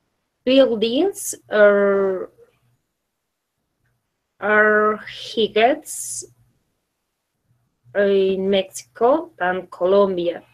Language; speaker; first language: English; non-native, learner; Spanish